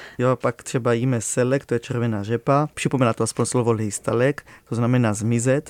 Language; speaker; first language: Czech; non-native, fluent; Hebrew